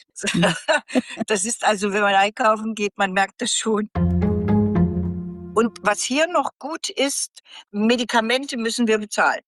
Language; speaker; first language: German; native; German